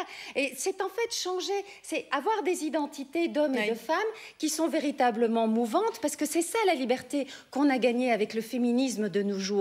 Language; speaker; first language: French; native; French